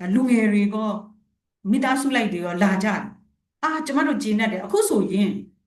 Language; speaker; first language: Burmese; non-native, local second language; Shwe Palaung